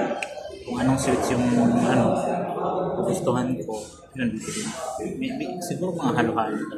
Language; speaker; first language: Filipino; native; Filipino